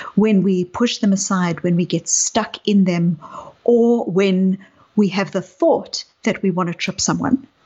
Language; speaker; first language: English; native; English